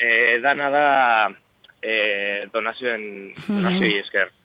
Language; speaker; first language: Basque; non-native, local second language; Spanish